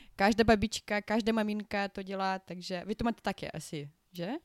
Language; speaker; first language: Czech; non-native, fluent; Ukrainian